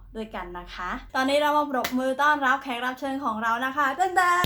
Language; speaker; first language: Thai; non-native, fluent; Khmer